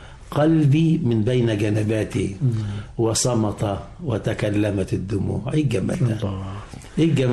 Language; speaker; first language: Arabic; native; Arabic